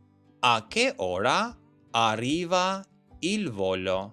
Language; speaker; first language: Italian; non-native, fluent; Albanian